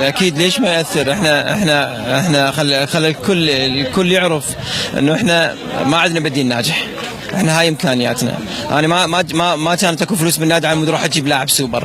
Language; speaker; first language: Arabic; native; Arabic